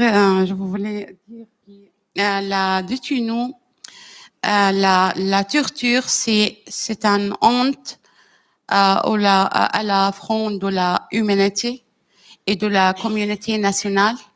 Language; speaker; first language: French; non-native, learner; Arabic